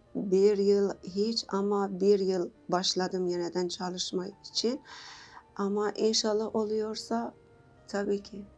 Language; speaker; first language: Turkish; non-native, learner; Persian